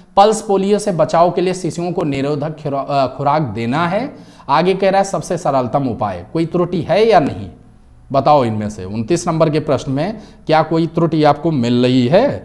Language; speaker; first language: Hindi; native; Hindi